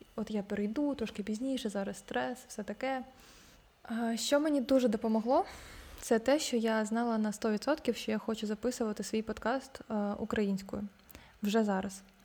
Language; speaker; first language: Ukrainian; non-native, local second language; Russian